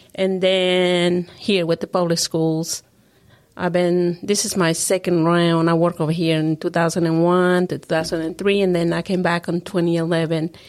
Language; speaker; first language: English; non-native, fluent; Spanish